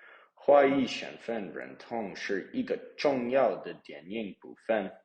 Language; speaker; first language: Chinese; non-native, learner; English